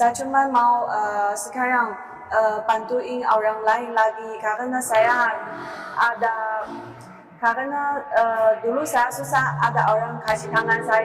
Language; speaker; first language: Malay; non-native, learner; Chinese